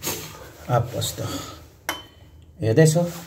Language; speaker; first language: Italian; non-native, learner; Filipino